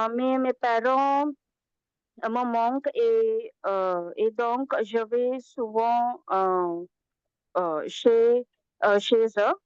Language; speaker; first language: French; non-native, learner; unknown